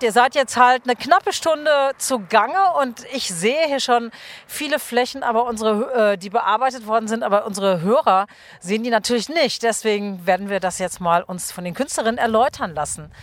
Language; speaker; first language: German; native; German